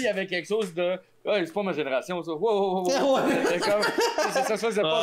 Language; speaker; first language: French; native; French